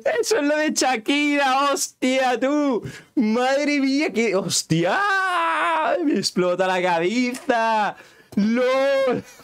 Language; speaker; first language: Spanish; native; Spanish